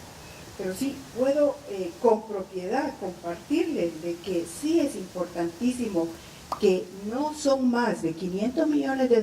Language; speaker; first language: Spanish; native; Spanish